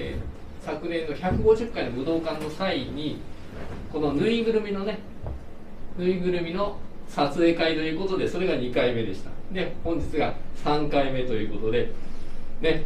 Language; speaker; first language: Japanese; native; Japanese